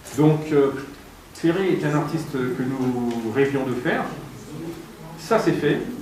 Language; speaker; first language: French; native; French